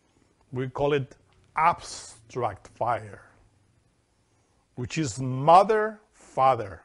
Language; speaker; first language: English; non-native, fluent; Spanish